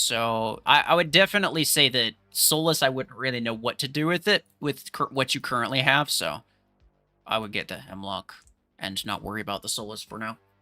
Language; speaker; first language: English; native; English